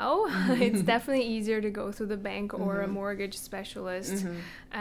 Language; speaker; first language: English; non-native, fluent; Chinese